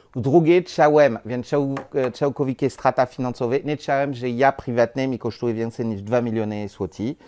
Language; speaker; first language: Polish; non-native, learner; French